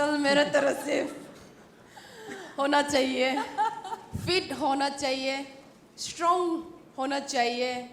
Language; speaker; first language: Hindi; non-native, local second language; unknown